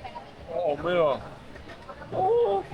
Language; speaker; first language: Spanish; non-native, learner; English